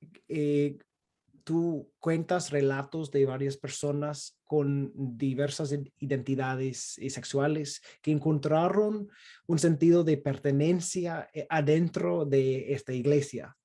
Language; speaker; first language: Spanish; non-native, fluent; English